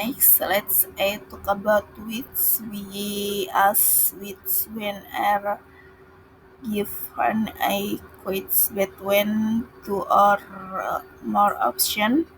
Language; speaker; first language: English; non-native, learner; Indonesian